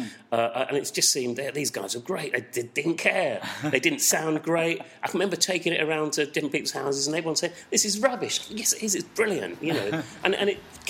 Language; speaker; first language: English; native; English